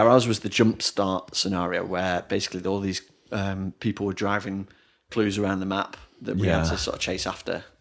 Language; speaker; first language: English; native; English